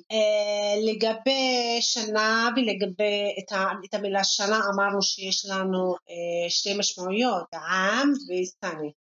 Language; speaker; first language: Hebrew; non-native, local second language; Arabic